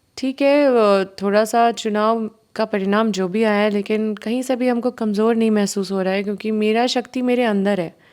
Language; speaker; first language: Hindi; native; Hindi